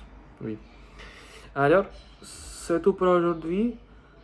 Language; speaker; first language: French; non-native, learner; Russian